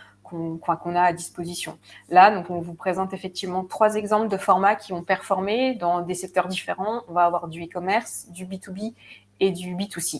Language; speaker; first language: French; native; French